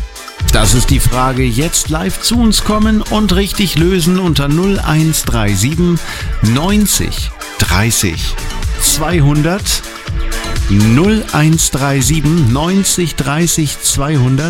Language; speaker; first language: German; native; German